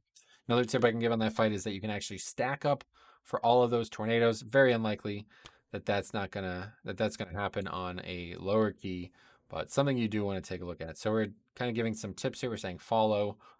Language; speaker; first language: English; native; English